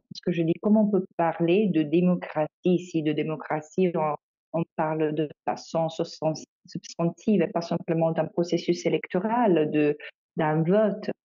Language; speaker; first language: French; non-native, fluent; Italian